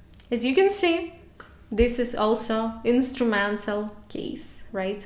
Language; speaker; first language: English; non-native, fluent; Ukrainian